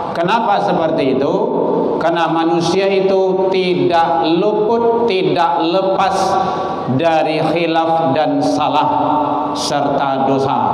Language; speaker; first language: Malay; non-native, local second language; Minangkabau